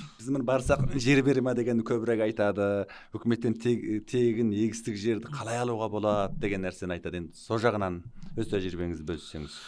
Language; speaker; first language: Kazakh; native; Kazakh